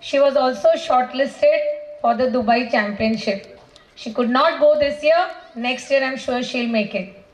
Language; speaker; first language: English; non-native, local second language; Marathi